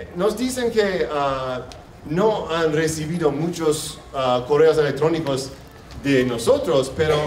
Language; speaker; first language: Spanish; non-native, learner; English